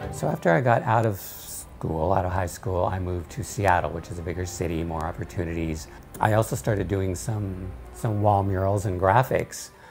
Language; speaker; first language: English; native; English